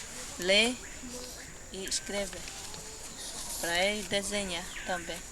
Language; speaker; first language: Portuguese; non-native, local second language; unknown